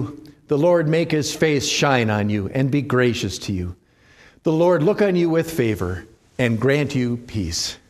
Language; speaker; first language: English; native; English